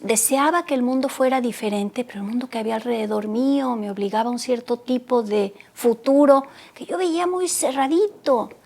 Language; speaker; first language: Spanish; native; Spanish